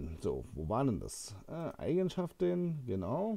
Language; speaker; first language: German; native; German